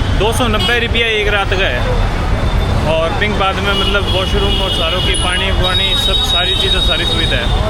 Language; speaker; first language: Hindi; native; Hindi